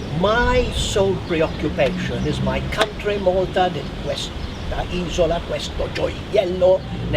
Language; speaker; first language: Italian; non-native, fluent; Maltese